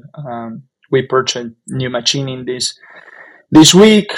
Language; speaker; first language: English; non-native, fluent; Spanish